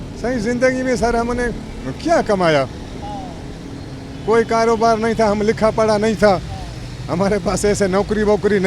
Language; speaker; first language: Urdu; non-native, local second language; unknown